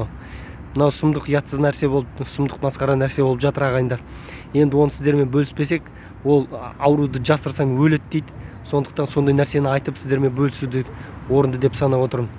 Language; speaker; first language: Kazakh; native; Kazakh